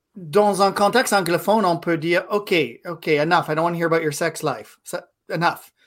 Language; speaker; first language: French; non-native, fluent; English